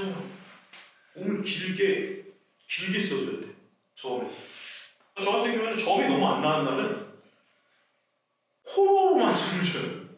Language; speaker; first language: Korean; native; Korean